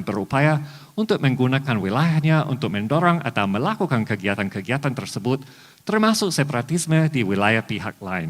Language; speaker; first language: Indonesian; non-native, fluent; English